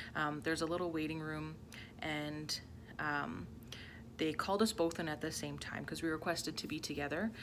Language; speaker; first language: English; native; English